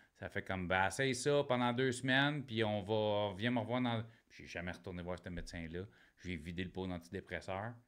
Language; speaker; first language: French; native; French